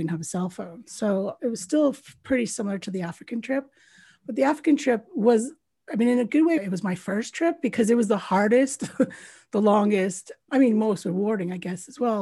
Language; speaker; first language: English; native; English